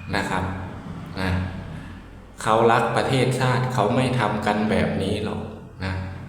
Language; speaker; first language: Thai; native; Thai